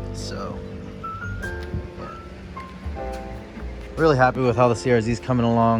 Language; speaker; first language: English; native; English